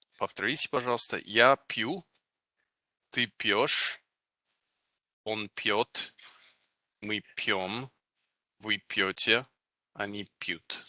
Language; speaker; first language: Russian; non-native, fluent; English